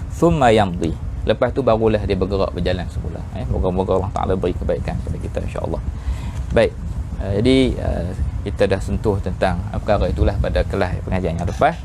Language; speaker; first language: Malay; native; Malay